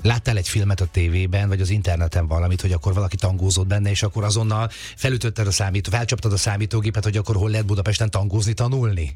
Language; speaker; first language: Hungarian; native; Hungarian